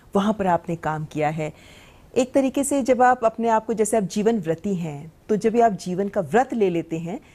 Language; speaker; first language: Hindi; native; Hindi